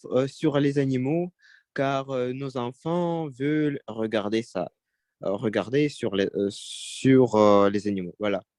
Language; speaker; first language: French; non-native, learner; Russian